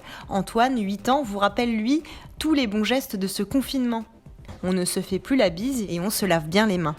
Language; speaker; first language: French; native; French